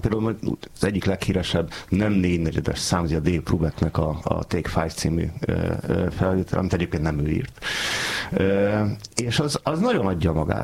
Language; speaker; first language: Hungarian; native; Hungarian